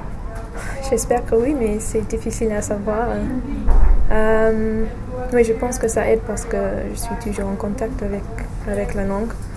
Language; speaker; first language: French; non-native, fluent; English